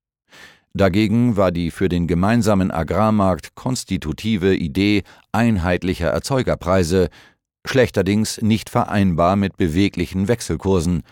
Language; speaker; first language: German; native; German